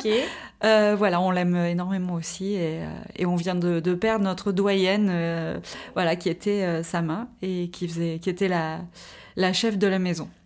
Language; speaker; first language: French; native; French